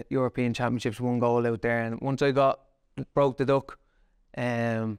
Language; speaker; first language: English; native; English